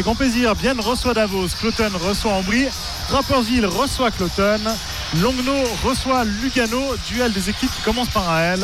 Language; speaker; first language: French; native; French